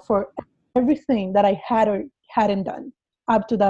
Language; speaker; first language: English; non-native, fluent; Spanish